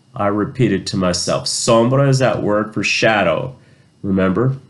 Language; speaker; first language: English; native; English